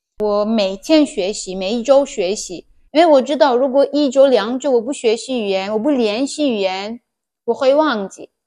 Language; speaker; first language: Chinese; non-native, fluent; Persian